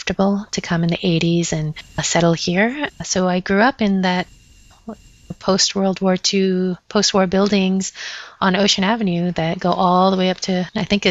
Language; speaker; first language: English; early bilingual, other home language; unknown